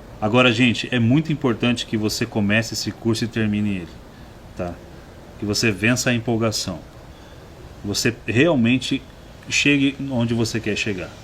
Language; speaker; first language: Portuguese; native; Portuguese